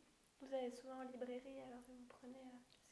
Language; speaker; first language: French; native; French